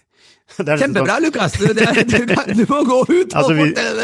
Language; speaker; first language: Norwegian; non-native, fluent; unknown